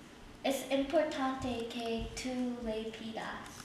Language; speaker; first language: Spanish; non-native, learner; English